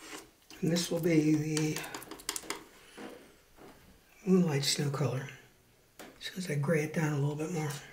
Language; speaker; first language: English; native; English